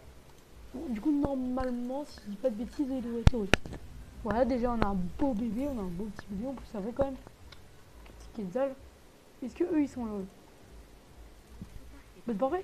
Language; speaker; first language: French; native; French